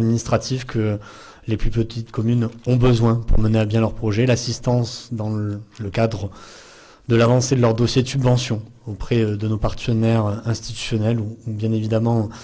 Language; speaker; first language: French; native; French